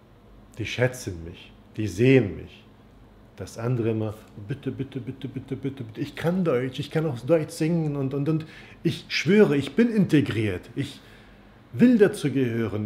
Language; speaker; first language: German; non-native, fluent; Turkish